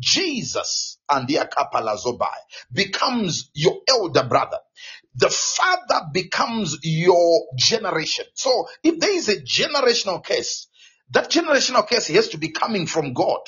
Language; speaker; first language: English; non-native, local second language; Shona